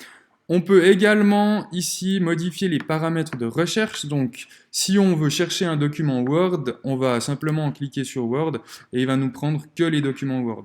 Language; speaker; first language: French; native; French